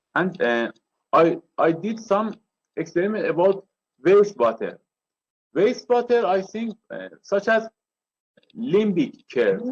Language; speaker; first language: English; non-native, learner; Persian